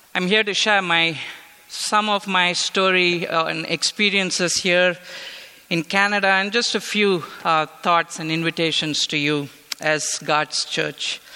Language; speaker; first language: English; non-native, local second language; Tamil